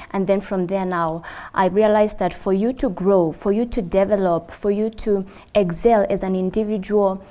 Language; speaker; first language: English; non-native, local second language; Kikuyu